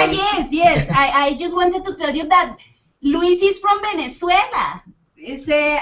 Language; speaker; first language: English; non-native, fluent; Spanish